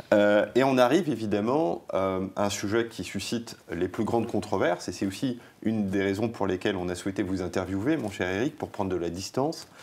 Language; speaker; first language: French; native; French